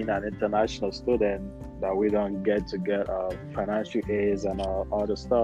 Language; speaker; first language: English; non-native, local second language; Igbo